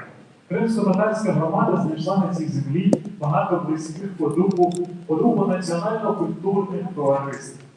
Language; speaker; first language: Ukrainian; native; Ukrainian